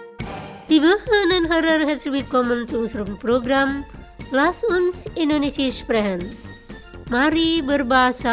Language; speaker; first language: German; non-native, fluent; Indonesian